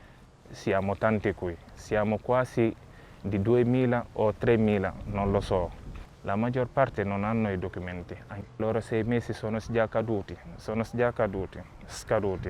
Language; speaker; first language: Italian; non-native, learner; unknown